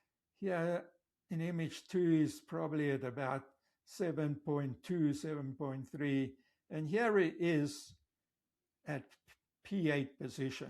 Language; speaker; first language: English; native; English